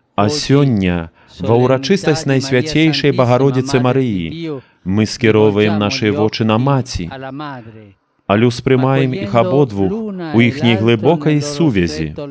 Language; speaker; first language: Belarusian; native; Belarusian